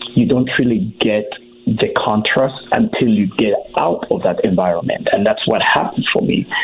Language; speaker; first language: English; early bilingual, other home language; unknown